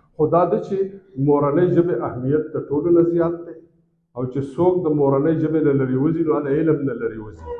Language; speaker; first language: Pashto; native; Pashto